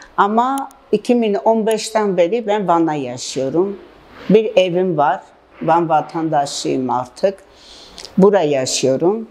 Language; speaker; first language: Turkish; non-native, learner; Armenian